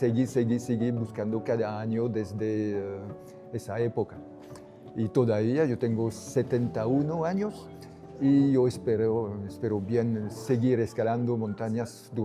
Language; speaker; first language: Spanish; non-native, fluent; French